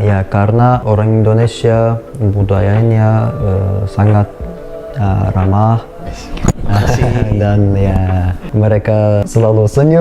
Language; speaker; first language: Indonesian; non-native, learner; Turkish